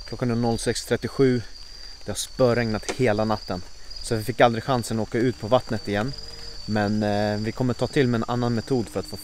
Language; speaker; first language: Swedish; native; Swedish